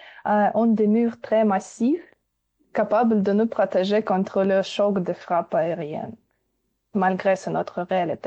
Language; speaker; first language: French; non-native, fluent; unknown